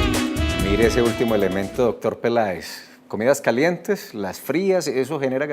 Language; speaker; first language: Spanish; native; Spanish